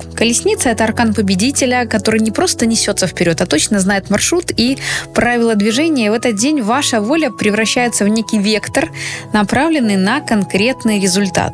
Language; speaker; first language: Russian; native; Russian